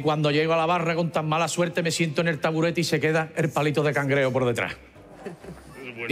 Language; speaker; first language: Spanish; native; Spanish